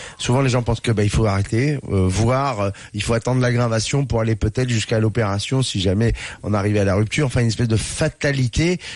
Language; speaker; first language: French; native; French